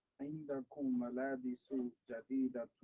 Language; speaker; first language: Arabic; non-native, learner; English